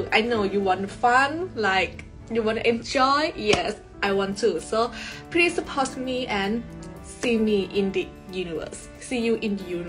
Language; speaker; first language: English; non-native, learner; Thai